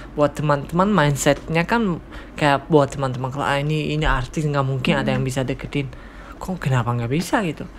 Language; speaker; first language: Indonesian; non-native, fluent; Tajik